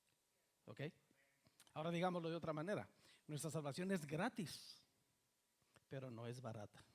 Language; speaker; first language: Spanish; native; Spanish